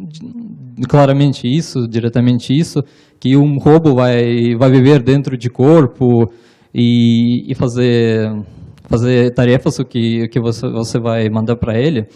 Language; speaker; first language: Portuguese; non-native, learner; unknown